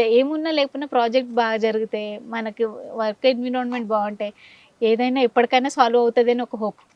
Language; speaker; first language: Telugu; native; Telugu